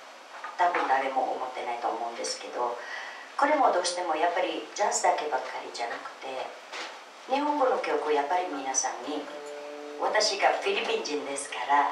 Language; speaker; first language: Japanese; non-native, fluent; Filipino